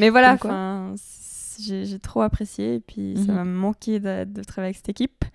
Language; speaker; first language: French; native; French